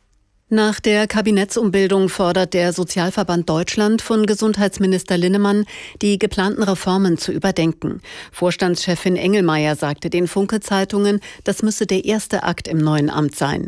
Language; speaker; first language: German; native; German